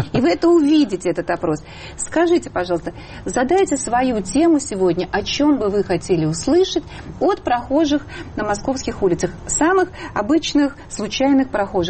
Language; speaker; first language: Russian; native; Russian